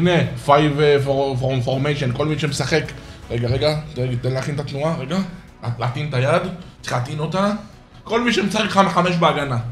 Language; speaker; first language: Hebrew; native; Hebrew